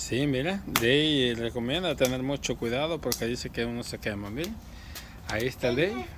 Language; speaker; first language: Spanish; native; Spanish